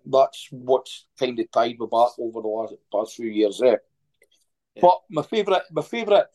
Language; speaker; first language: English; native; English